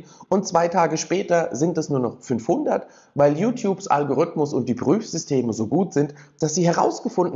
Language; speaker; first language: German; native; German